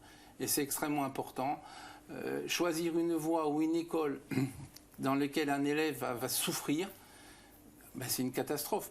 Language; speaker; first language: French; native; French